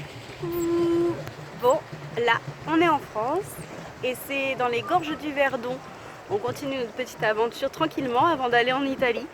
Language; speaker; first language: French; native; French